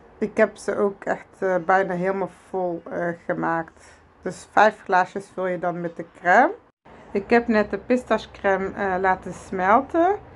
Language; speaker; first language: Dutch; early bilingual, other home language; Arabic